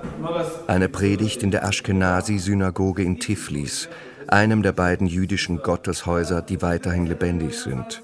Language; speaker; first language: German; native; German